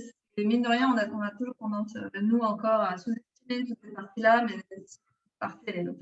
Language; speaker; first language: French; native; French